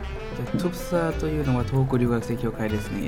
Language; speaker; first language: Japanese; non-native, learner; Thai